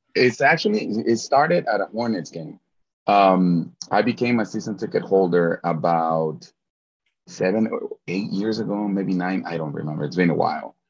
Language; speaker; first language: English; early bilingual, other home language; Spanish